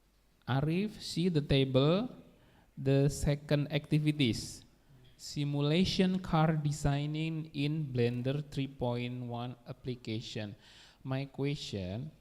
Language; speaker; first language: English; non-native, learner; Indonesian